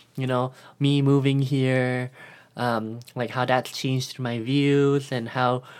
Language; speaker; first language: English; early bilingual, other home language; Thai